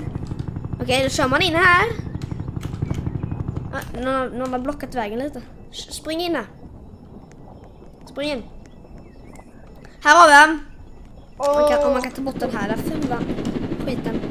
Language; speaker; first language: Swedish; native; Swedish